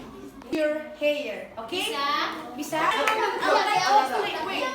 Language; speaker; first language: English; non-native, learner; Indonesian